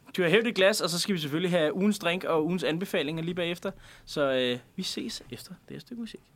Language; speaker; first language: Danish; native; Danish